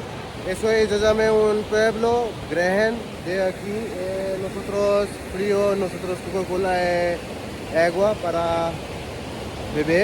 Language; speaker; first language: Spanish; non-native, learner; Hindi